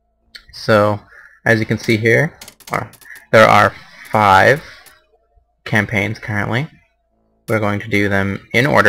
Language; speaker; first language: English; native; English